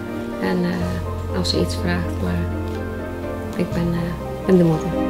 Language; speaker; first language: Dutch; non-native, fluent; Icelandic